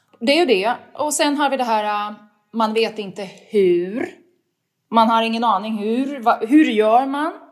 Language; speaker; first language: Swedish; non-native, fluent; Russian